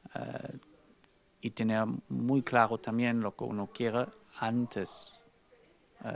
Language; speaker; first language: Spanish; non-native, fluent; German